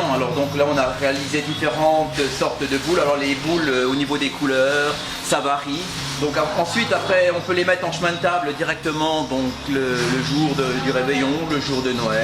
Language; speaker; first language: French; native; French